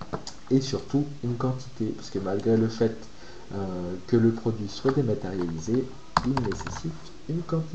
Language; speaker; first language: French; native; French